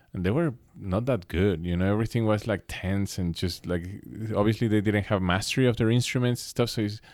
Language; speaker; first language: English; non-native, fluent; Spanish